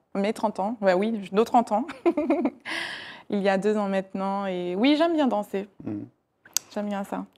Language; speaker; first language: French; native; French